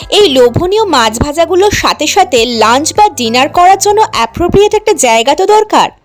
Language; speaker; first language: Bangla; native; Bangla